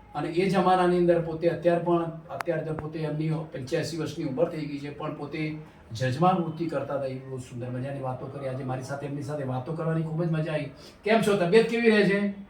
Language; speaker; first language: Gujarati; native; Gujarati